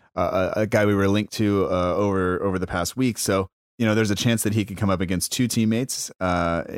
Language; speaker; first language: English; native; English